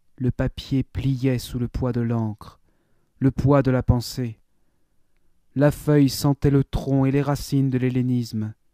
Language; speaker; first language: French; native; French